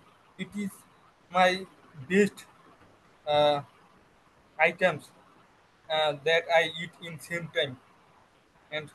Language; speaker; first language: English; non-native, learner; Bangla